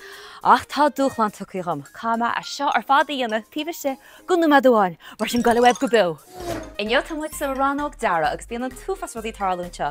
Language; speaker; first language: Irish; native; Irish